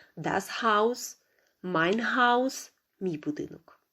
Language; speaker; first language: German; non-native, fluent; Ukrainian